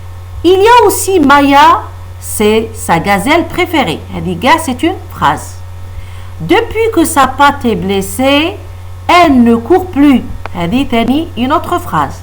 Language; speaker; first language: French; non-native, local second language; Arabic